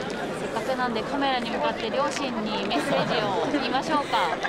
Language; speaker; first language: Japanese; native; Japanese